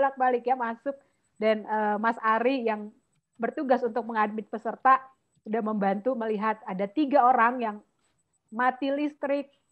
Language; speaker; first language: Indonesian; native; Indonesian